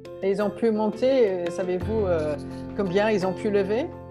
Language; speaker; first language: French; native; French